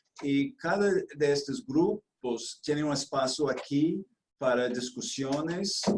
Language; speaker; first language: Spanish; non-native, fluent; Portuguese